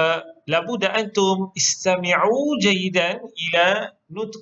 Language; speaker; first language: Arabic; non-native, local second language; Malay